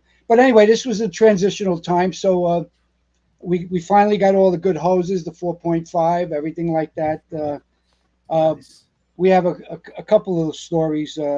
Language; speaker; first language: English; native; English